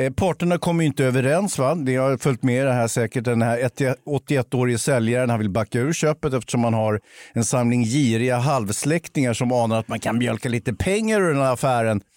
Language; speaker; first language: Swedish; native; Swedish